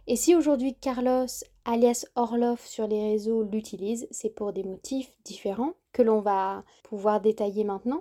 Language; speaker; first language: French; native; French